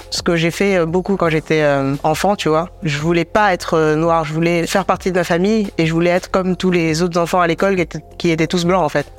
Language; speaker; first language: French; native; French